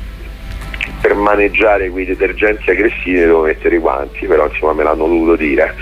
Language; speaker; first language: Italian; native; Italian